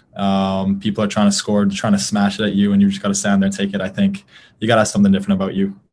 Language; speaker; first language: English; native; English